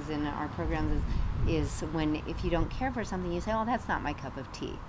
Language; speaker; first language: English; native; English